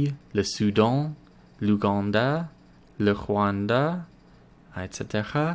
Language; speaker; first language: French; non-native, learner; English